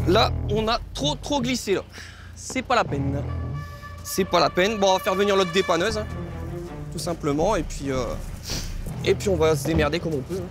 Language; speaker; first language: French; native; French